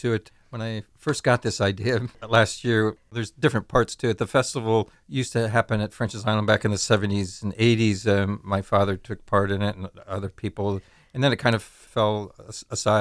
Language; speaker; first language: English; native; English